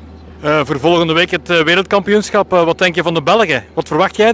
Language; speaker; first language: Dutch; native; Dutch